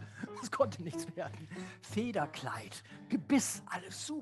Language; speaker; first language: German; native; German